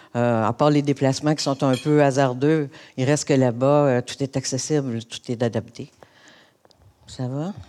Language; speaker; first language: French; native; French